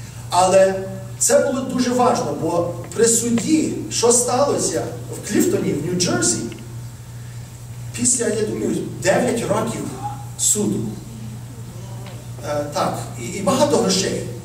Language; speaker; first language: Ukrainian; early bilingual, heritage; Ukrainian